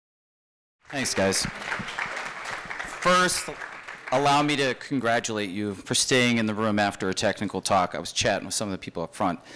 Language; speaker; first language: English; native; English